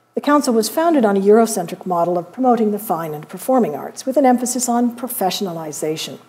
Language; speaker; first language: English; native; English